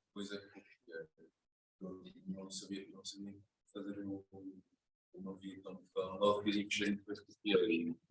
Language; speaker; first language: Portuguese; non-native, learner; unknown